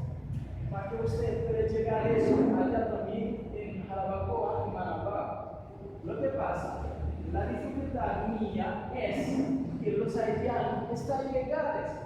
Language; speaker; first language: Spanish; non-native, local second language; Haitian Creole